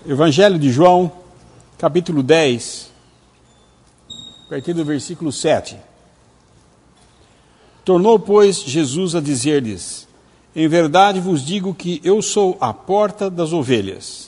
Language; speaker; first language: Portuguese; native; Portuguese